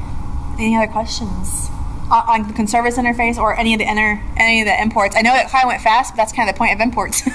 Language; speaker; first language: English; native; English